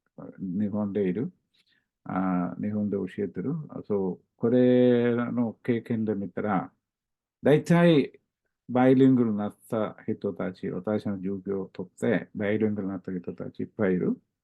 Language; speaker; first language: Japanese; non-native, learner; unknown